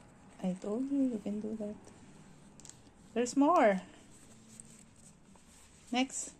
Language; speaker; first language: English; non-native, fluent; Filipino